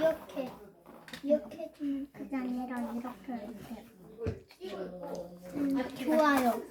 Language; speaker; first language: Korean; native; Korean